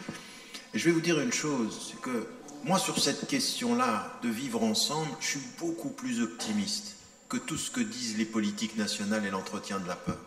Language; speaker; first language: French; native; French